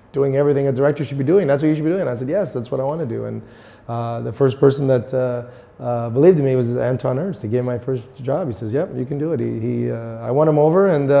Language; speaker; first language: English; native; English